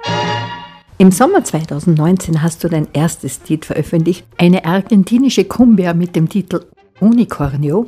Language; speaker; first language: German; native; German